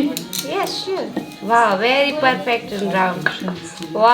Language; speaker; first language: English; non-native, learner; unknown